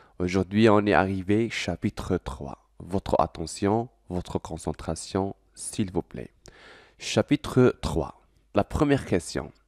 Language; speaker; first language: French; non-native, local second language; Arabic